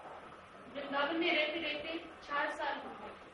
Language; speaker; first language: Hindi; non-native, fluent; English